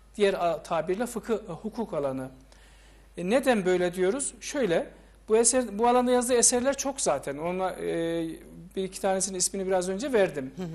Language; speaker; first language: Turkish; native; Turkish